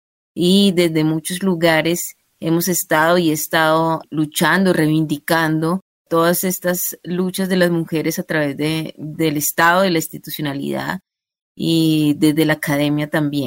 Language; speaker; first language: Spanish; native; Spanish